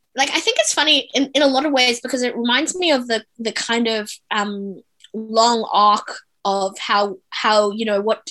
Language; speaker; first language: English; native; English